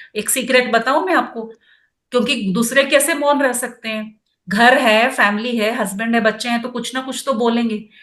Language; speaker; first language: Hindi; non-native, local second language; Kannada